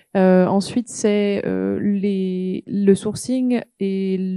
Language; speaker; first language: French; native; French